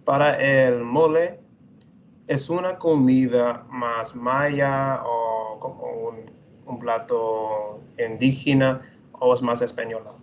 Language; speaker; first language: Spanish; non-native, fluent; English